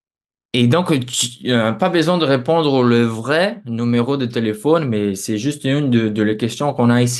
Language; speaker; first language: French; non-native, fluent; Portuguese